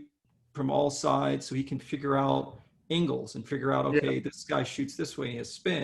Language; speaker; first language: English; native; English